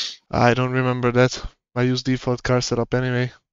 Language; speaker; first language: English; non-native, fluent; Hungarian